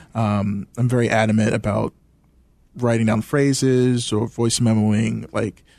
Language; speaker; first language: English; native; English